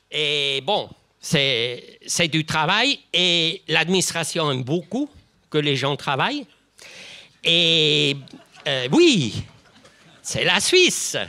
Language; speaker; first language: French; non-native, local second language; German